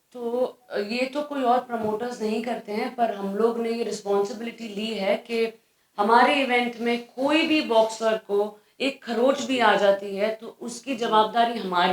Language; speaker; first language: Hindi; native; Hindi